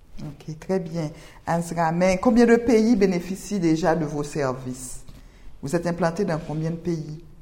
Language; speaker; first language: French; non-native, local second language; Haitian Creole